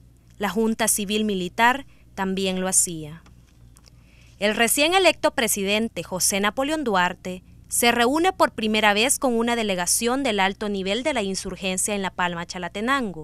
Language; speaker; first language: Spanish; native; Spanish